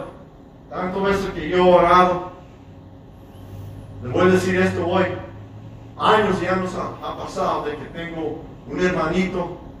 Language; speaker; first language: Spanish; early bilingual, heritage; English